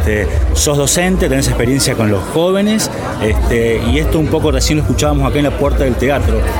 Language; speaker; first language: Spanish; native; Spanish